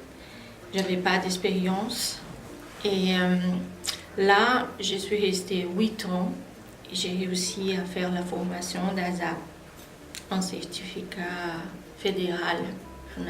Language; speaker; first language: French; non-native, fluent; Portuguese